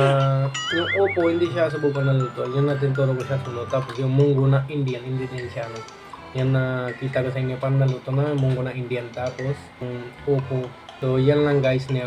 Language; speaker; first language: Filipino; non-native, learner; Punjabi